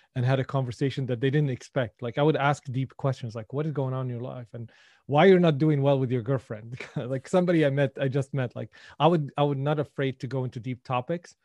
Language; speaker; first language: English; non-native, fluent; Arabic